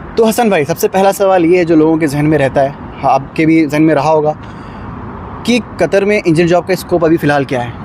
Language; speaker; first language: Hindi; native; Hindi